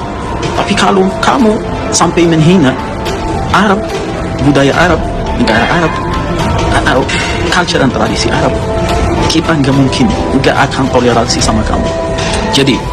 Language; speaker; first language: Indonesian; non-native, fluent; Arabic